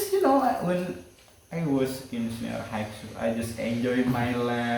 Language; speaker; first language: English; non-native, learner; Indonesian